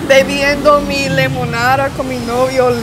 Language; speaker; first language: Spanish; non-native, learner; English